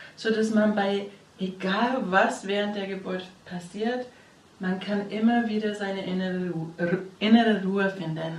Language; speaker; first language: German; non-native, fluent; English